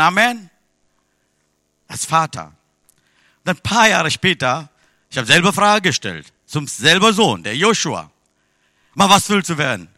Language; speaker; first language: German; non-native, fluent; Tamil